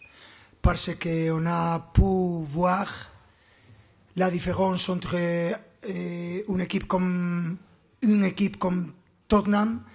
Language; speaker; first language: French; non-native, fluent; Spanish